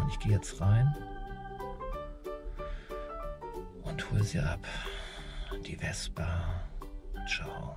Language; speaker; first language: German; native; German